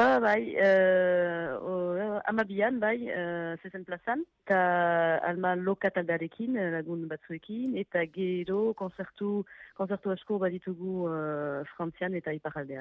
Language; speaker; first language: Basque; non-native, local second language; French